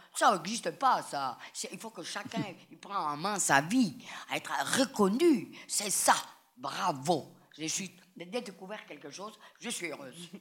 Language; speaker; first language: French; non-native, fluent; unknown